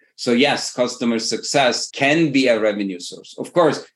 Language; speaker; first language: English; non-native, fluent; Turkish